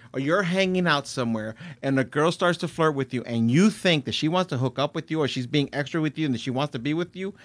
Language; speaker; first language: English; early bilingual, other home language; Spanish